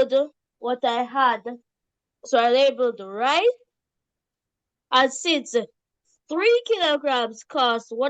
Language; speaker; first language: English; native; English